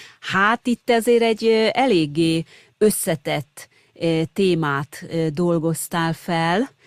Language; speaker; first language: Hungarian; native; Hungarian